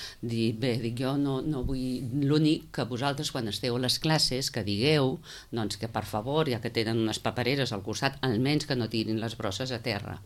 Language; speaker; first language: Catalan; native; Catalan